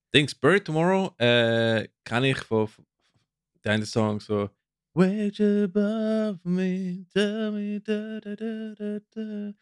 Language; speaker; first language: German; non-native, fluent; English